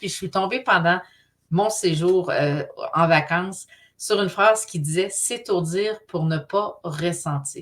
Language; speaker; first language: French; native; French